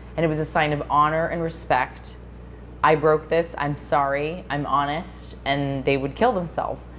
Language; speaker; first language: English; native; English